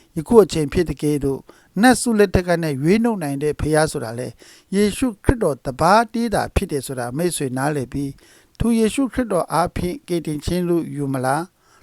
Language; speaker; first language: Burmese; non-native, local second language; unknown